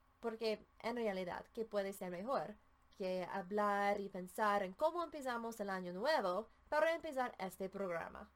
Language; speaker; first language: Spanish; non-native, fluent; English